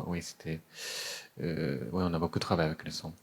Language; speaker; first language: French; non-native, fluent; Japanese